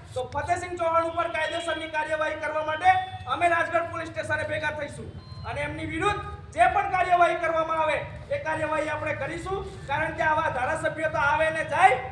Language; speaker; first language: Gujarati; non-native, local second language; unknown